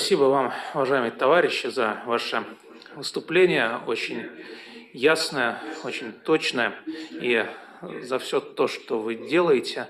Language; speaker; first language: Russian; native; Russian